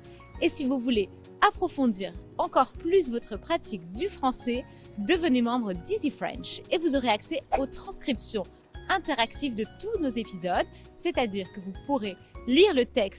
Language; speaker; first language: French; native; French